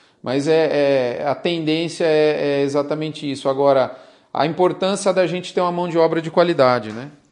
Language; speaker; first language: Portuguese; native; Portuguese